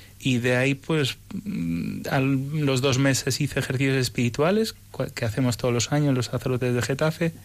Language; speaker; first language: Spanish; early bilingual, other home language; English